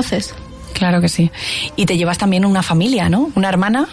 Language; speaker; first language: Spanish; native; Spanish